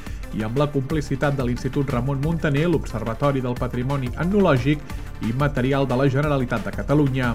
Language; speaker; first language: Catalan; native; Catalan